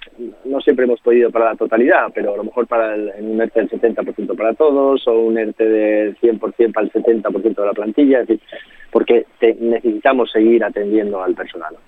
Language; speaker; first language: Spanish; native; Spanish